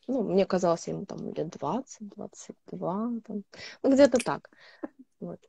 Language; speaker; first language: Russian; native; Russian